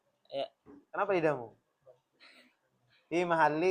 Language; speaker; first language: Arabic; non-native, fluent; Indonesian